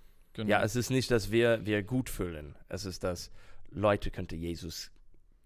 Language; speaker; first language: German; non-native, learner; English